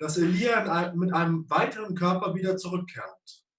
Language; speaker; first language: German; native; German